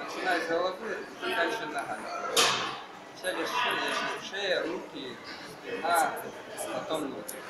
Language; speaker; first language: Russian; native; Russian